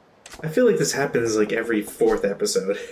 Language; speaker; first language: English; native; English